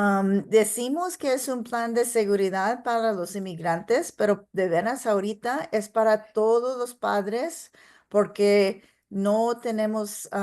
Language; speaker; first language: Spanish; non-native, local second language; English